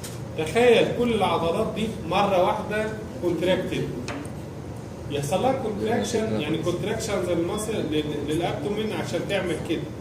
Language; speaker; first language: Arabic; native; Arabic